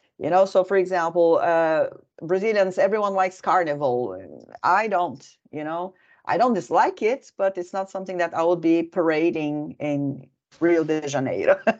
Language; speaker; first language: English; non-native, fluent; Portuguese